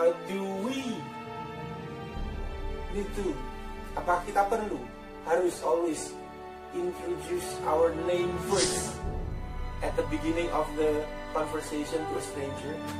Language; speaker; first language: English; non-native, fluent; Indonesian